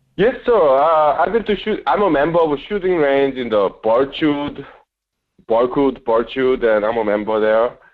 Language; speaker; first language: English; non-native, fluent; Korean